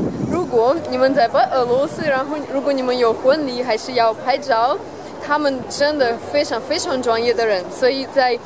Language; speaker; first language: Chinese; non-native, fluent; Russian